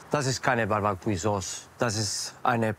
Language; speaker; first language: German; non-native, learner; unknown